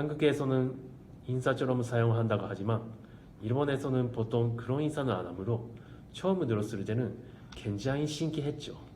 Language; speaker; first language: Korean; non-native, fluent; Japanese